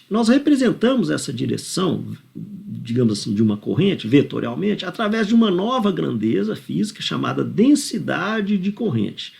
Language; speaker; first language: Portuguese; native; Portuguese